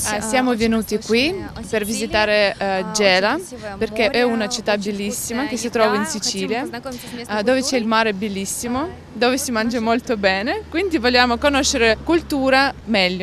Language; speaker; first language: Italian; non-native, learner; Russian